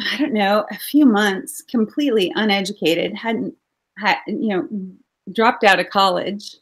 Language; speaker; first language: English; native; English